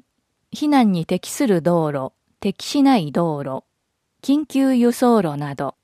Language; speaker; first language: Japanese; native; Japanese